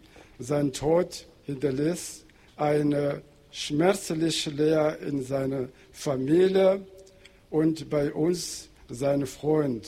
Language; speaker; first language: German; non-native, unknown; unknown